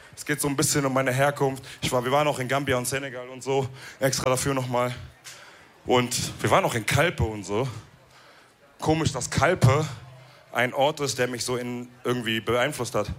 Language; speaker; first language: German; early bilingual, other home language; Wolof